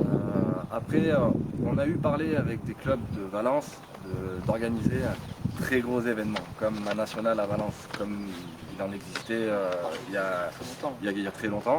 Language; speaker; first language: French; native; French